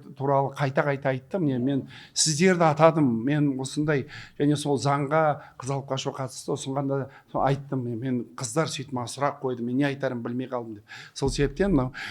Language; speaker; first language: Kazakh; non-native, local second language; Russian